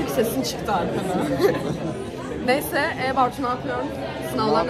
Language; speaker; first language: Turkish; native; Turkish